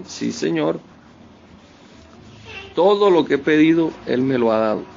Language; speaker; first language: Spanish; native; Spanish